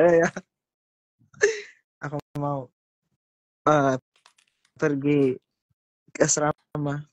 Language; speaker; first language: Indonesian; non-native, learner; Filipino